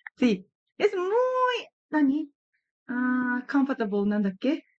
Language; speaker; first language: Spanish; non-native, learner; Japanese